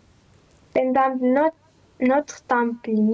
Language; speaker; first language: French; non-native, learner; Romanian